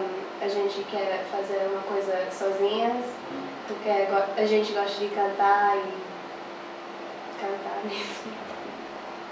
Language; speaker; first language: Portuguese; early bilingual, heritage; English